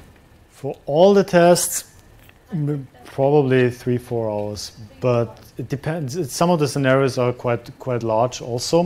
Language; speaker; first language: English; non-native, fluent; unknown